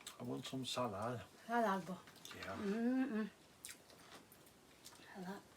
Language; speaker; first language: English; non-native, learner; Swedish